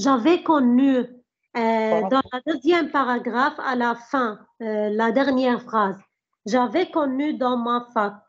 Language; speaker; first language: French; non-native, learner; Arabic